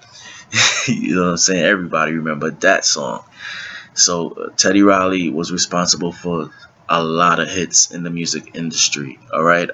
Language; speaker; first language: English; native; English